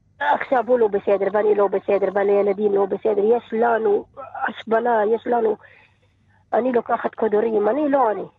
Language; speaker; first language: Hebrew; non-native, learner; Arabic